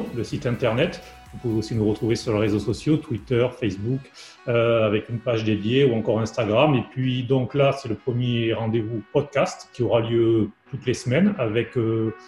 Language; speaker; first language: French; native; French